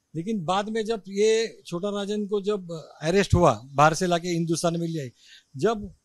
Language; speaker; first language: Hindi; non-native, local second language; Marathi